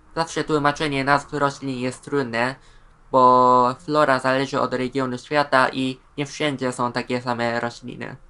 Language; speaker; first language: Polish; non-native, fluent; Japanese